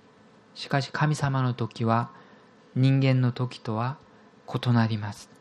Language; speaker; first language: Japanese; non-native, fluent; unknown